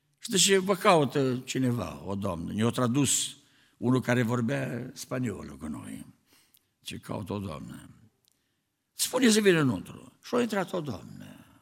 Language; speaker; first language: Romanian; native; Romanian